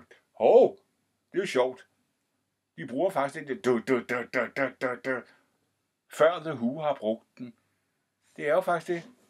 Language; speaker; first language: Danish; native; Danish